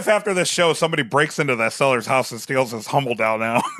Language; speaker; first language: English; native; English